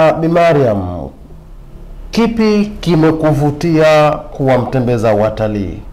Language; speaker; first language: Swahili; native; Swahili